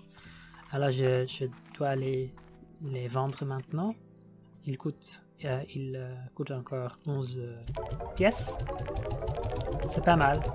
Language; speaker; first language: French; non-native, learner; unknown